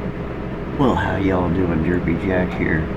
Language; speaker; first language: English; native; English